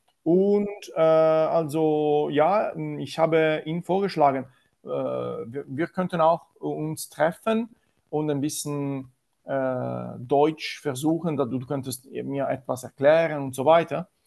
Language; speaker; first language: German; non-native, learner; Italian